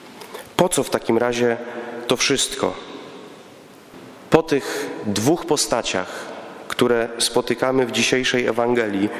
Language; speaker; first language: Polish; native; Polish